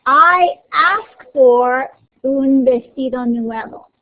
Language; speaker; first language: Spanish; non-native, fluent; English